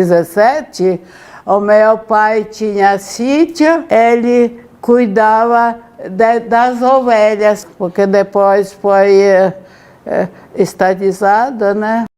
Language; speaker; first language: Portuguese; early bilingual, other home language; Ukrainian